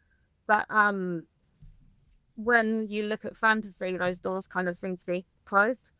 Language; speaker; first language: English; native; English